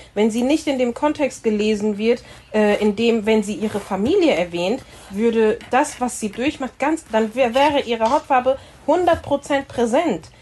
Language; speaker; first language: German; native; German